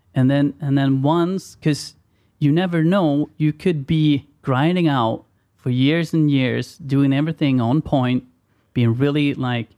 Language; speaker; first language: English; non-native, fluent; Swedish